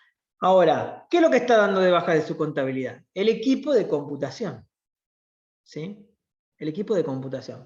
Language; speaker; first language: Spanish; native; Spanish